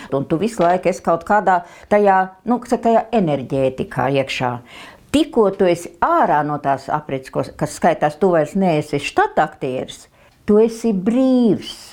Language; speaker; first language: Latvian; native; Latvian